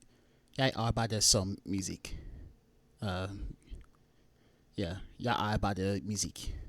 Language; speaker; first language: Danish; non-native, learner; English